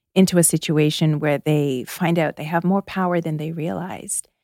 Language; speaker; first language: English; native; English